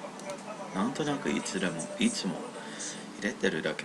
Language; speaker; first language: Japanese; non-native, learner; English